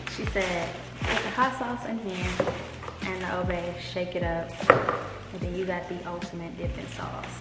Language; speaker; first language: English; native; English